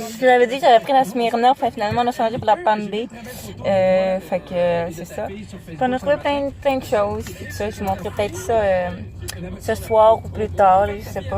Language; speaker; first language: French; native; French